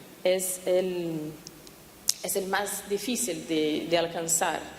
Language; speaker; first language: Spanish; non-native, fluent; Portuguese